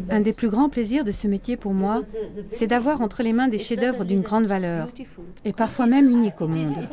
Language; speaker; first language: French; native; French